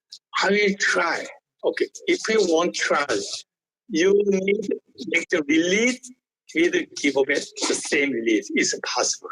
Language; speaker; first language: English; non-native, learner; Korean